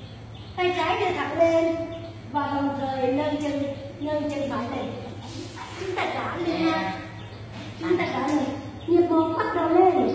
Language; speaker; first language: Vietnamese; native; Vietnamese